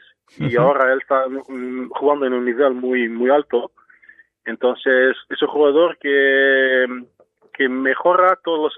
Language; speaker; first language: Spanish; non-native, fluent; Dutch